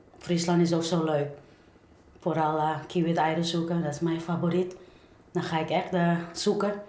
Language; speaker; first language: Dutch; non-native, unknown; English